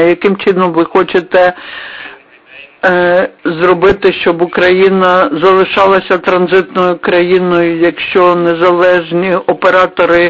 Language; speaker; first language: Ukrainian; non-native, fluent; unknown